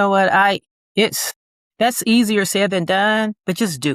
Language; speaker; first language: English; native; English